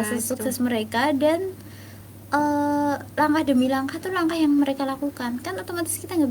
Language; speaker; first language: Indonesian; native; Indonesian